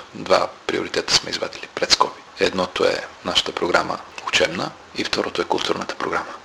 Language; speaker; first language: Bulgarian; native; Bulgarian